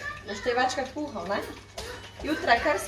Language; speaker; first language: Slovenian; native; Slovenian